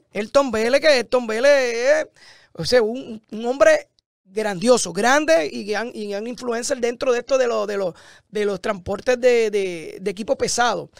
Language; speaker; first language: Spanish; native; Spanish